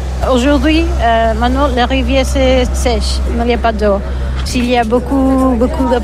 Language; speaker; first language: French; non-native, learner; Catalan